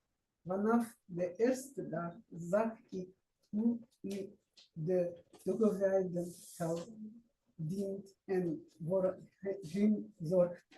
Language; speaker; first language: Dutch; non-native, learner; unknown